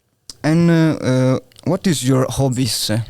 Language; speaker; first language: English; non-native, learner; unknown